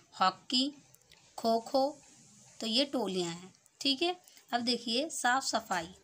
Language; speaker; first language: Hindi; native; Hindi